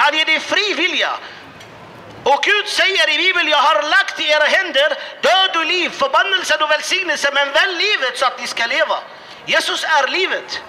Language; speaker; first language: Swedish; non-native, fluent; Arabic